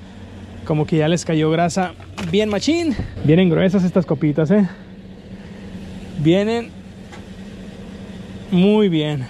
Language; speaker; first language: Spanish; native; Spanish